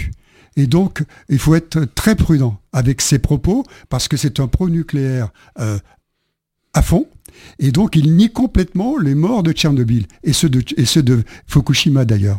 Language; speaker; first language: French; native; French